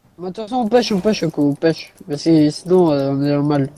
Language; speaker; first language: French; native; French